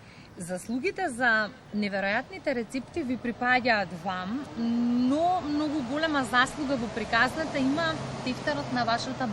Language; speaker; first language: Macedonian; native; Macedonian